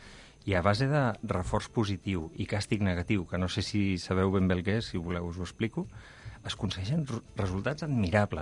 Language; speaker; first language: Catalan; native; Catalan